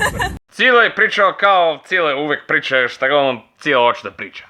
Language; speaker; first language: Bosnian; non-native, learner; English